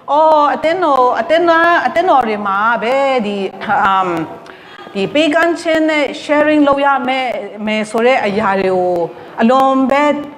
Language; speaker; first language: Burmese; non-native, local second language; Kachin